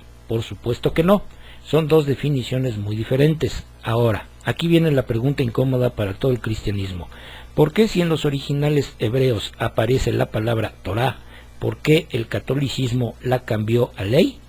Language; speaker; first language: Spanish; native; Spanish